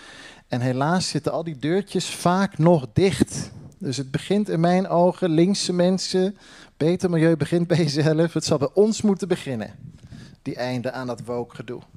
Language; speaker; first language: Dutch; native; Dutch